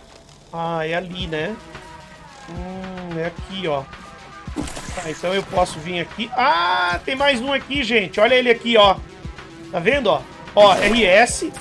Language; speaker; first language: Portuguese; native; Portuguese